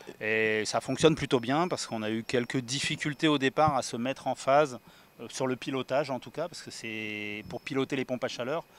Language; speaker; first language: French; native; French